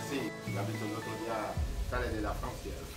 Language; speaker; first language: Spanish; non-native, learner; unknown